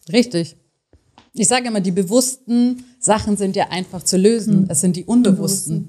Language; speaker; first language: German; native; German